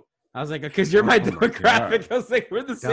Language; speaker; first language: English; native; English